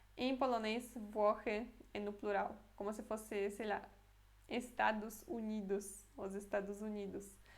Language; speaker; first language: Portuguese; native; Portuguese